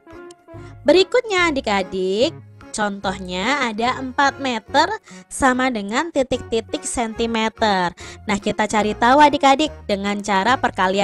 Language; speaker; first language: Indonesian; native; Indonesian